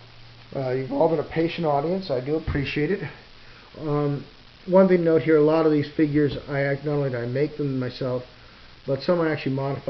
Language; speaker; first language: English; native; English